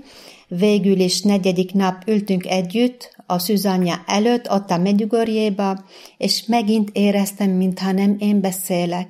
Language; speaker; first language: Hungarian; non-native, learner; Arabic